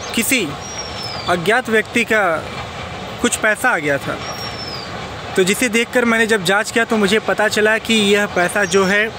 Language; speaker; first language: Hindi; native; Hindi